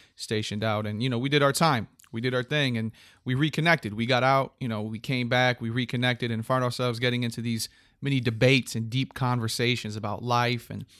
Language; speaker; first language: English; native; English